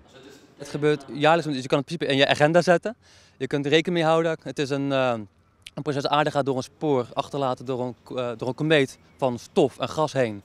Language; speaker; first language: Dutch; native; Dutch